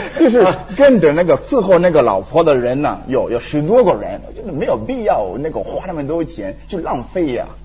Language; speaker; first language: Chinese; non-native, fluent; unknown